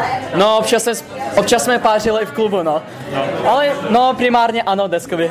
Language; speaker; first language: Czech; non-native, fluent; Russian